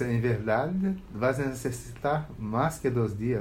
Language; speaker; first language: Spanish; non-native, learner; Portuguese